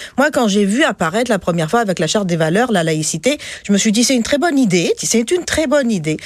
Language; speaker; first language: French; non-native, local second language; Arabic